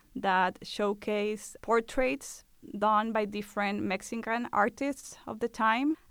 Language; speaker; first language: English; non-native, fluent; Spanish